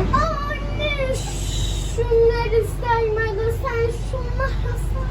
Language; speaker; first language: Turkish; native; Turkish